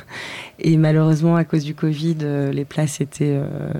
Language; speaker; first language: French; native; French